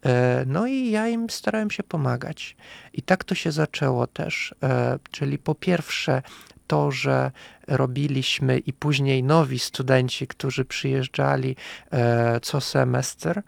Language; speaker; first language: Polish; non-native, fluent; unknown